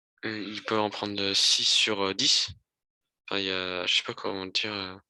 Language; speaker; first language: French; native; French